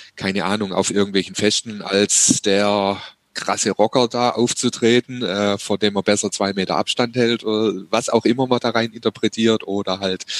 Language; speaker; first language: German; native; German